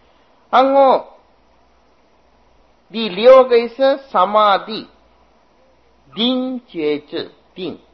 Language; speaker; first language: Chinese; non-native, fluent; Sinhala